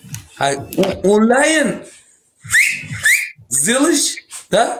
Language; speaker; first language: Russian; non-native, learner; Uzbek